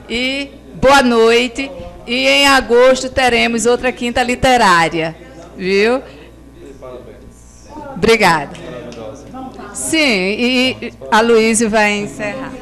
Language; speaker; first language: Portuguese; native; Portuguese